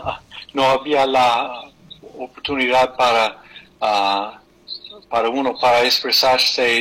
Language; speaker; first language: Spanish; non-native, fluent; English